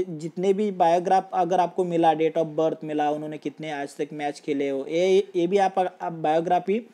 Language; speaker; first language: Hindi; non-native, local second language; Marathi